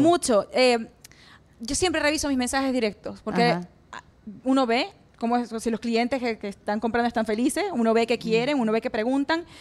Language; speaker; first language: Spanish; native; Spanish